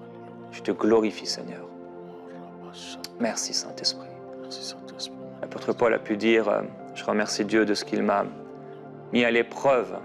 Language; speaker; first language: French; native; French